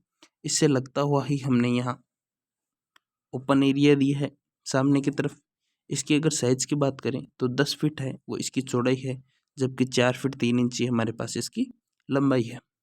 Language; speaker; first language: Hindi; native; Hindi